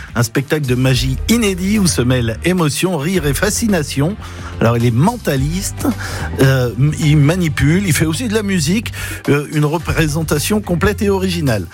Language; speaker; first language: French; native; French